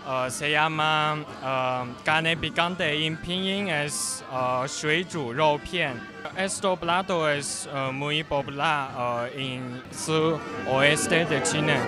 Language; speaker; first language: Spanish; non-native, learner; Chinese